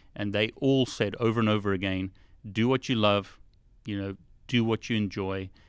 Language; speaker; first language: English; native; English